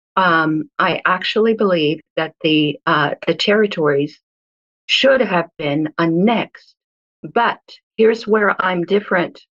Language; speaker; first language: English; early bilingual, other home language; Hebrew